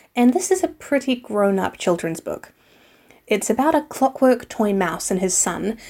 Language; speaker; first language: English; native; English